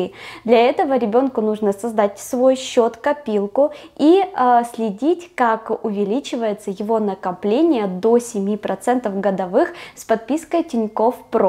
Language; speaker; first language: Russian; native; Russian